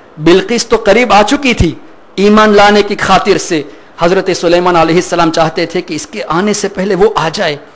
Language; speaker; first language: Urdu; non-native, fluent; Memoni